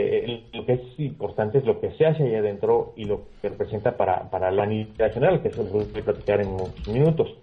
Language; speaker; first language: Spanish; native; Spanish